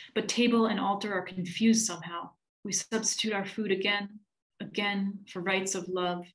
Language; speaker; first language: English; native; English